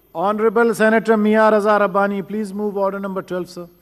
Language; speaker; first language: English; non-native, local second language; Urdu